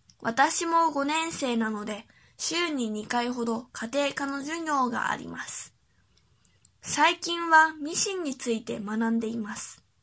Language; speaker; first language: Japanese; early bilingual, other home language; Chinese